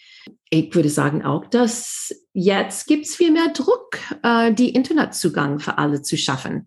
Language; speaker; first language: German; non-native, fluent; English